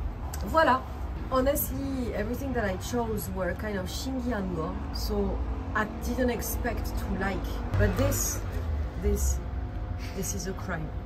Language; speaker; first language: English; non-native, learner; French